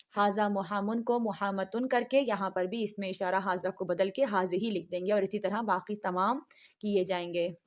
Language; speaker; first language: Urdu; native; Urdu